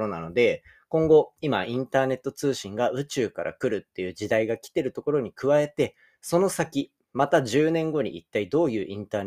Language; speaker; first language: Japanese; native; Japanese